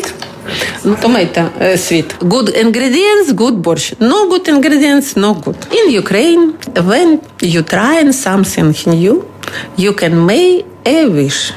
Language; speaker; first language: English; non-native, learner; Russian